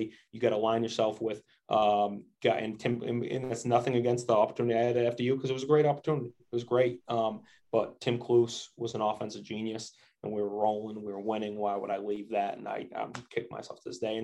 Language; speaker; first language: English; native; English